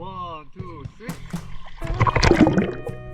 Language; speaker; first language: English; non-native, learner; Korean